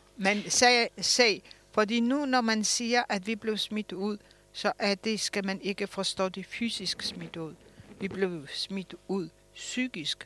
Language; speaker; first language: Danish; non-native, fluent; Polish